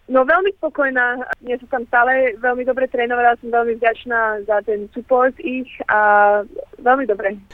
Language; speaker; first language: Slovak; early bilingual, heritage; Slovak